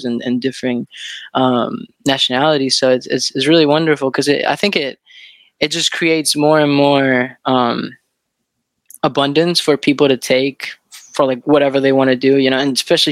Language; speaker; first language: English; non-native, fluent; Spanish